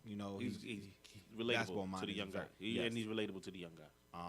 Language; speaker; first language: English; native; English